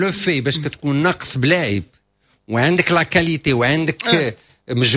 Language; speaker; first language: Arabic; native; Arabic